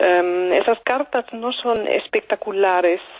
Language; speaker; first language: Spanish; non-native, fluent; German